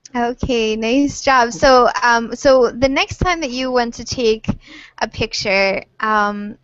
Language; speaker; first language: English; native; English